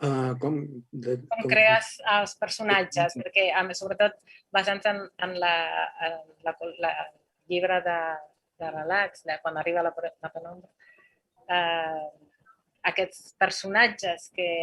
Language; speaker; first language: Catalan; non-native, fluent; Italian